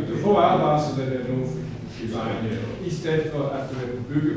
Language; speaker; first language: Danish; non-native, fluent; English